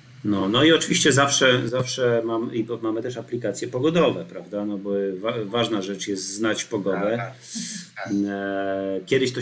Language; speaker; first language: Polish; native; Polish